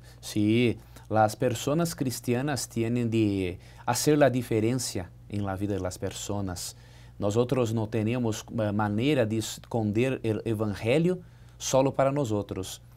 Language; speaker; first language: Spanish; non-native, learner; Portuguese